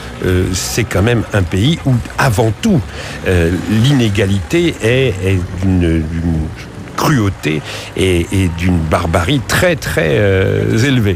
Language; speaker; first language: French; native; French